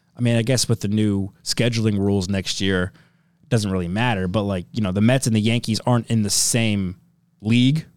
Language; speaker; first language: English; native; English